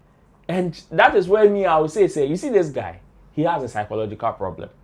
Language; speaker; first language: English; non-native, local second language; Akan